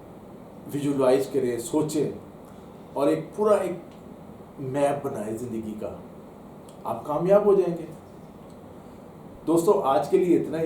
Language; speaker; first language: Urdu; native; Urdu